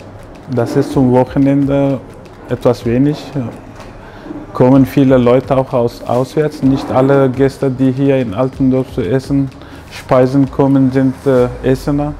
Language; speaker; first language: German; non-native, fluent; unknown